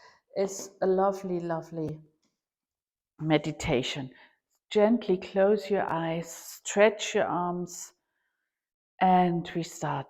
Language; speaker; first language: English; non-native, fluent; German